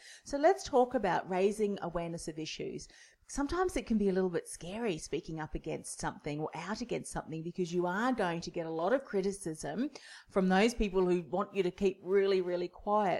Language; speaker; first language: English; native; English